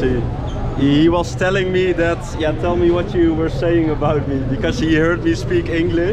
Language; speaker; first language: English; non-native, fluent; Dutch